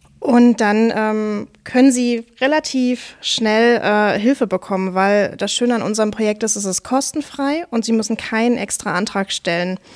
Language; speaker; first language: German; native; German